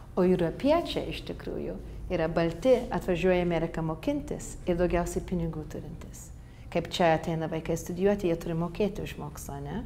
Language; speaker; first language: Lithuanian; early bilingual, heritage; Lithuanian